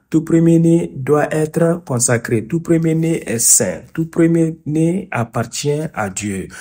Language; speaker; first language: French; non-native, fluent; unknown